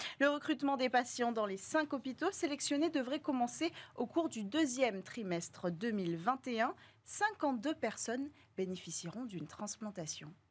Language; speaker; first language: French; native; French